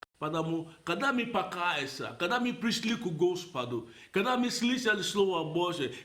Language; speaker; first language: Russian; non-native, fluent; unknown